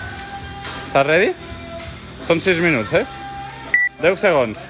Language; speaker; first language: Spanish; non-native, local second language; Catalan